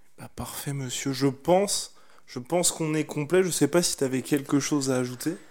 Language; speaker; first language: French; native; French